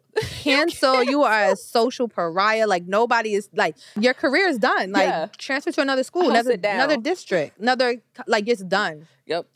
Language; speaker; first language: English; native; English